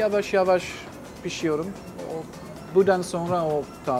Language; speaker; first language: Turkish; non-native, learner; English